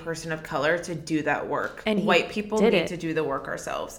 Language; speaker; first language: English; native; English